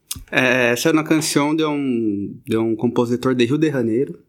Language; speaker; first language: Portuguese; native; Portuguese